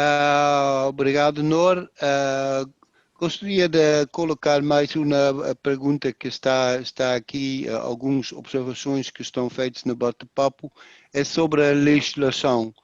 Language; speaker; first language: Portuguese; non-native, fluent; Dutch